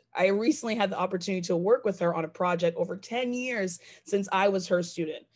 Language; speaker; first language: English; native; English